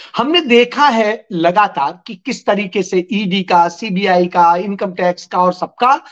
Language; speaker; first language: Hindi; native; Hindi